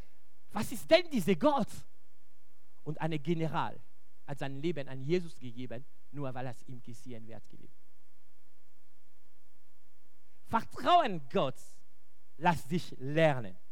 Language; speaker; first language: German; non-native, local second language; French